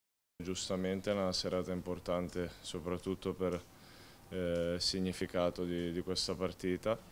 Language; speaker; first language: Italian; native; Italian